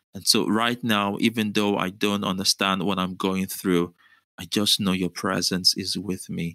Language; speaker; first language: English; non-native, local second language; Yoruba